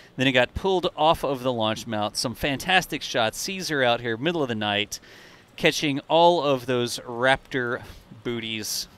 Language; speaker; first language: English; native; English